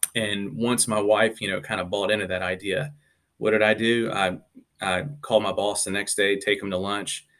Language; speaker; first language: English; native; English